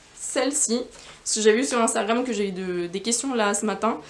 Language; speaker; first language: French; non-native, fluent; Spanish